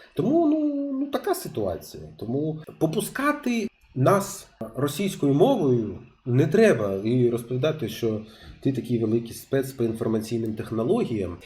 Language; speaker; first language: Ukrainian; non-native, local second language; Russian